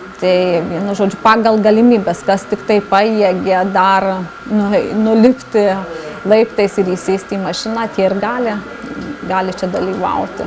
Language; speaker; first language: Lithuanian; native; Lithuanian